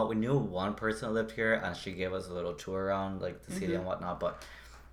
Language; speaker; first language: English; non-native, fluent; Spanish